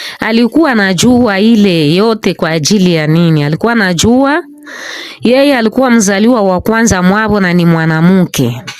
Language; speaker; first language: Swahili; non-native, local second language; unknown